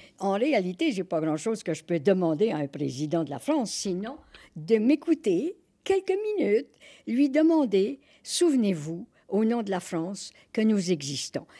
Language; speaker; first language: French; native; French